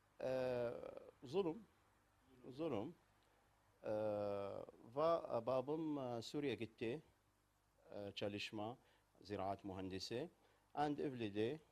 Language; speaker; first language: Turkish; non-native, learner; Arabic